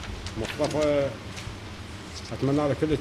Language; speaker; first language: Arabic; native; Arabic